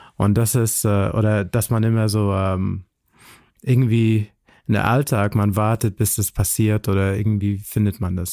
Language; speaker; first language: German; non-native, fluent; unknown